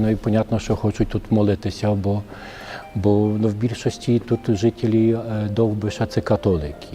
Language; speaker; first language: Ukrainian; non-native, fluent; Polish